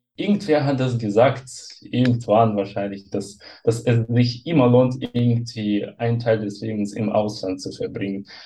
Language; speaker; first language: German; non-native, fluent; Russian